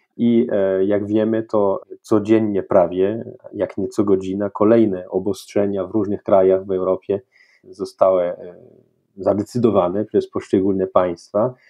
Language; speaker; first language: Polish; non-native, fluent; French